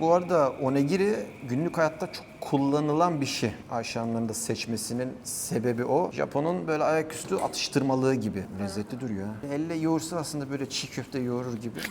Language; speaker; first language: Turkish; native; Turkish